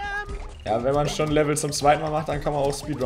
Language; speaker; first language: German; native; German